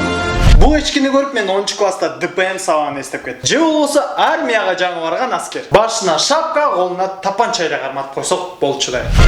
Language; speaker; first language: Kyrgyz; native; Kyrgyz